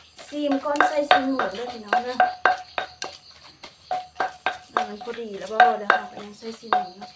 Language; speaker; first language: Thai; non-native, local second language; Lao